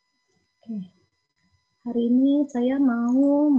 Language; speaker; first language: Indonesian; native; Indonesian